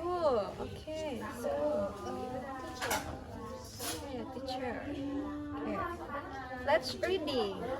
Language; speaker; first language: English; non-native, learner; Indonesian